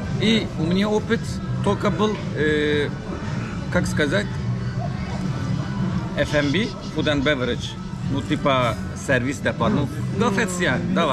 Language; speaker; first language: Russian; non-native, learner; Turkish